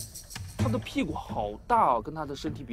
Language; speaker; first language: Chinese; native; Chinese